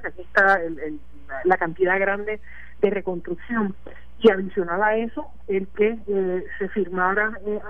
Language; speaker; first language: Spanish; native; Spanish